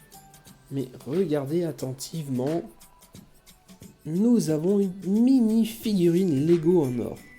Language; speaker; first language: French; native; French